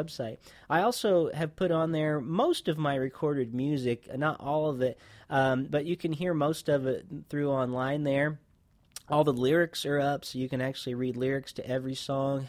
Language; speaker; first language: English; native; English